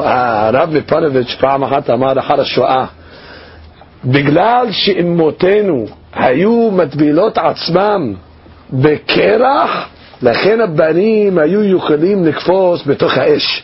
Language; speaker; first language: Hebrew; non-native, fluent; English